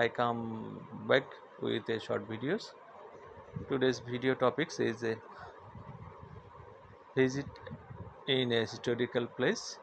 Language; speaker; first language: English; non-native, local second language; Bangla